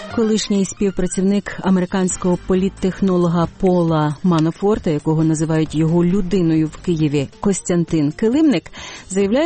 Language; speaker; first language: Ukrainian; native; Ukrainian